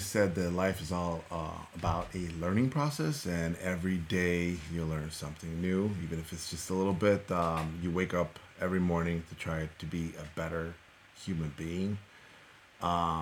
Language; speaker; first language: English; early bilingual, other home language; Spanish